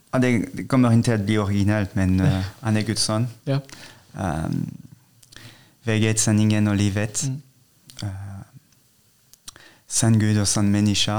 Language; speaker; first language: Swedish; non-native, fluent; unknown